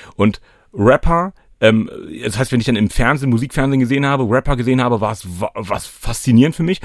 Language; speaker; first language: German; native; German